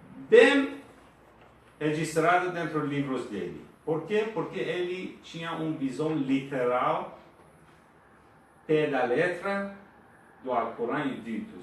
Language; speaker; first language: Portuguese; non-native, fluent; Persian